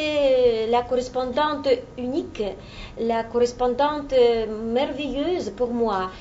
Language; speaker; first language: French; non-native, fluent; Russian